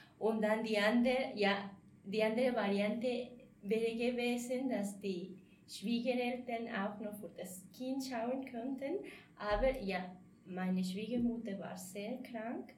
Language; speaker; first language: German; non-native, fluent; Spanish